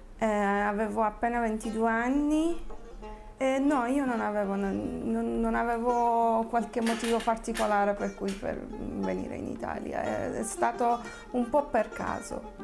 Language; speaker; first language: Italian; non-native, fluent; Persian